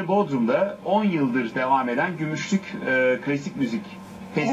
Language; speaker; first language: Turkish; native; Turkish